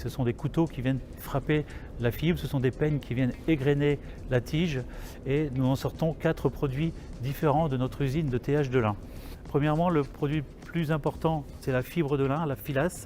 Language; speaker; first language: French; native; French